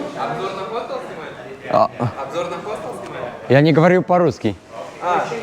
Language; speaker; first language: Russian; non-native, learner; Polish